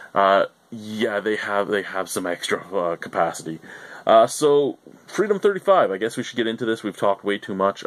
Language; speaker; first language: English; native; English